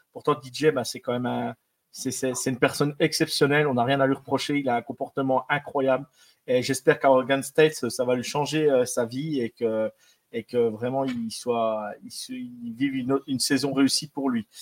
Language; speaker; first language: French; native; French